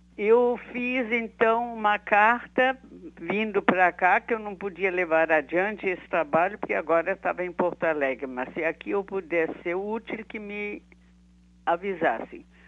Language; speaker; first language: Portuguese; early bilingual, other home language; German